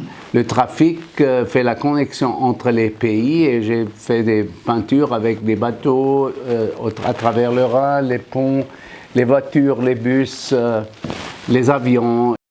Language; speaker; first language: French; non-native, fluent; German